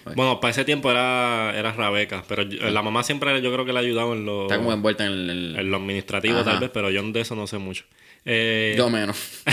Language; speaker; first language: Spanish; native; Spanish